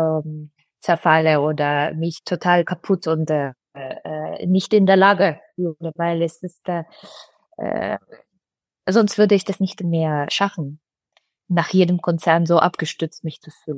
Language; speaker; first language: German; non-native, fluent; Russian